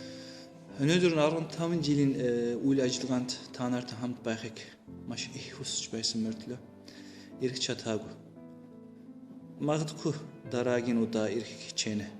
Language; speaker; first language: Mongolian; non-native, learner; Turkish